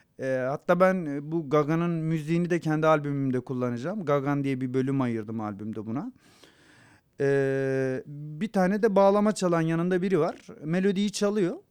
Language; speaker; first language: Turkish; non-native, local second language; Zaza